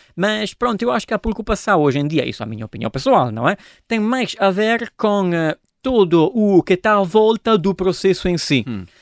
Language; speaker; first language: Portuguese; non-native, fluent; Italian